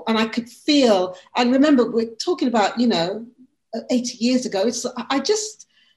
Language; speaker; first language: English; native; English